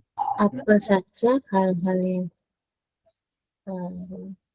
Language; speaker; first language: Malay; non-native, local second language; Javanese